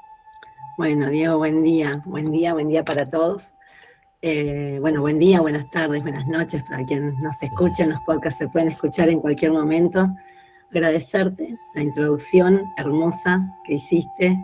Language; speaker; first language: Spanish; native; Spanish